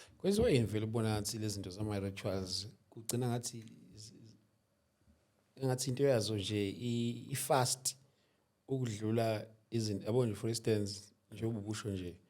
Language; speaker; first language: Zulu; native; Zulu